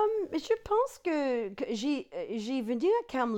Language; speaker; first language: French; non-native, local second language; English